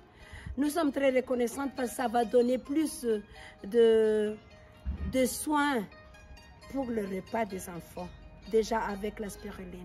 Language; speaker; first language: French; non-native, local second language; Malagasy